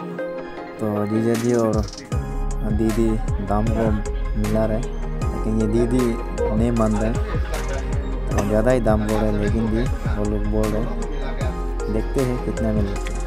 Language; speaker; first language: Hindi; non-native, local second language; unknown